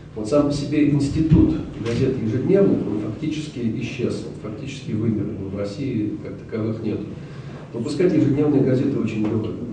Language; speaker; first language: Russian; native; Russian